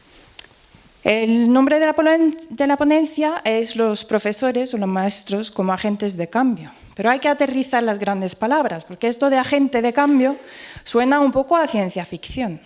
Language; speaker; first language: Spanish; non-native, fluent; Norwegian